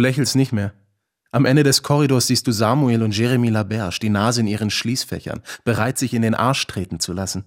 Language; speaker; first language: German; native; German